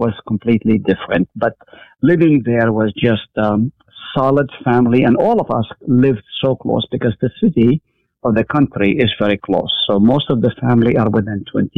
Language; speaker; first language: English; non-native, fluent; Hebrew